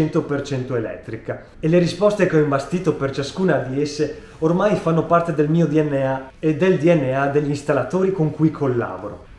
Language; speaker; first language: Italian; native; Italian